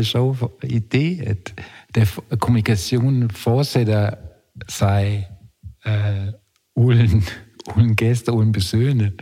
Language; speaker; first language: Danish; non-native, fluent; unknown